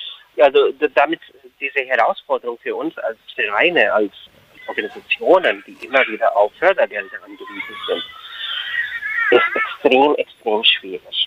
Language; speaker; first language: German; non-native, fluent; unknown